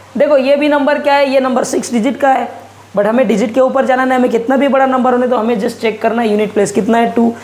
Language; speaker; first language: Hindi; non-native, local second language; Marathi